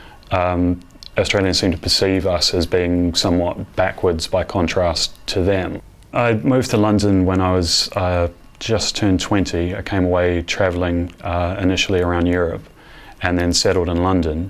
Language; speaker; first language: English; native; English